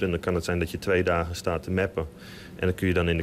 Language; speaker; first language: Dutch; native; Dutch